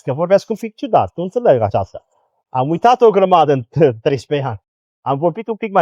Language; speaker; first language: Romanian; non-native, learner; English